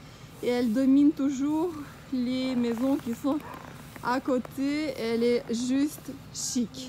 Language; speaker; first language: French; non-native, fluent; Russian